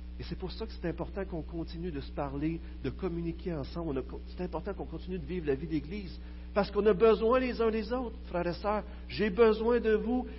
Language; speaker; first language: French; native; French